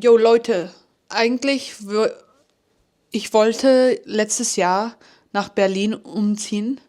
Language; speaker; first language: German; early bilingual, heritage; English